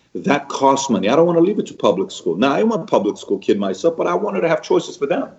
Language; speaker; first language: English; early bilingual, other home language; Persian